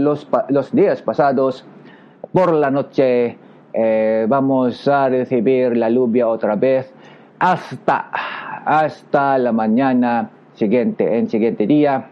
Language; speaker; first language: Spanish; non-native, learner; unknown